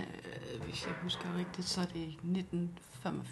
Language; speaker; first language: Danish; non-native, local second language; Kalaallisut